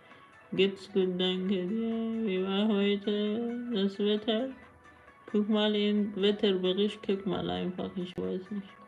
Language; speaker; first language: German; non-native, learner; Persian